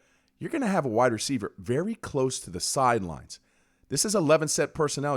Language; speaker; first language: English; native; English